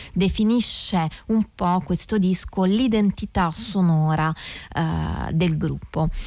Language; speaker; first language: Italian; native; Italian